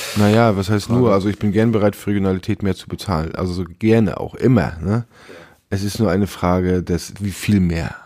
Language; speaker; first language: German; native; German